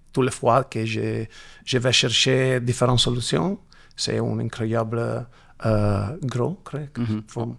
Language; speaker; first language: French; non-native, learner; Italian